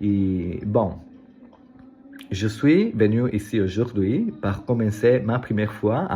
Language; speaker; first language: French; non-native, learner; Italian